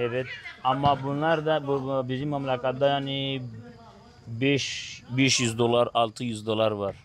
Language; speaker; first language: Turkish; non-native, learner; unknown